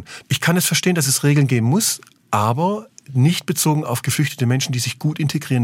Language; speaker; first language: German; native; German